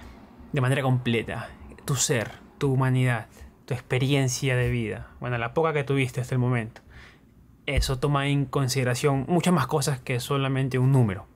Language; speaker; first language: Spanish; native; Spanish